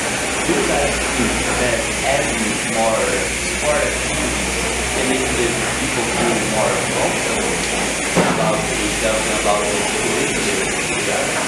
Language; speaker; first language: English; non-native, learner; Portuguese